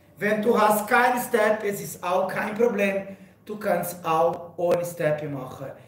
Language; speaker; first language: German; non-native, fluent; Portuguese